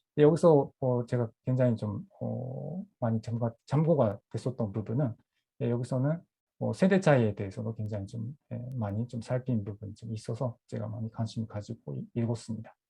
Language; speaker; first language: Korean; non-native, fluent; Japanese